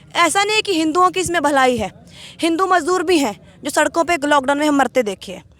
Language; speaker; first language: Hindi; non-native, local second language; Punjabi